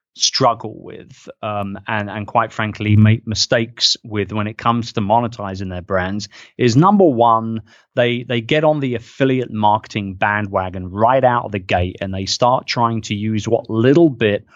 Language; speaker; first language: English; native; English